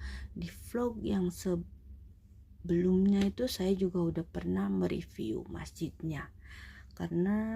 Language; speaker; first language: Indonesian; native; Indonesian